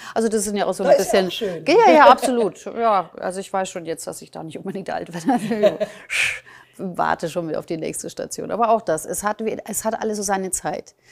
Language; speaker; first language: German; native; German